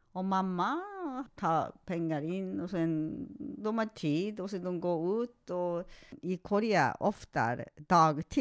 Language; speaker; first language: Swedish; non-native, fluent; Korean